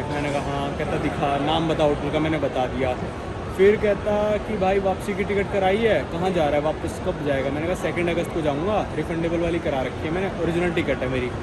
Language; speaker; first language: Hindi; native; Hindi